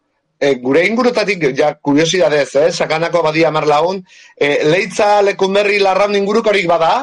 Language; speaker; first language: Basque; native; Basque